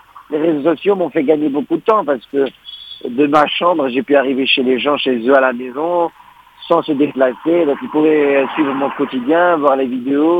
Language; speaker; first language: French; non-native, local second language; Arabic